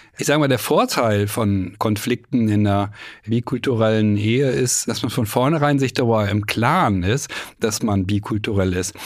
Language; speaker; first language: German; native; German